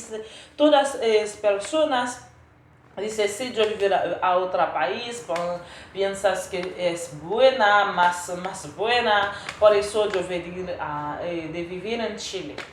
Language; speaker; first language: Spanish; non-native, learner; Haitian Creole